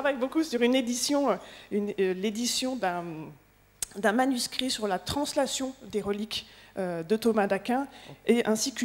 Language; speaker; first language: French; native; French